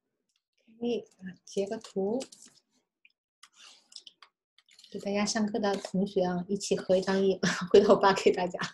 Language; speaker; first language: Chinese; native; Chinese